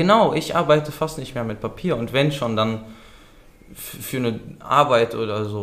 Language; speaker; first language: German; early bilingual, other home language; Dutch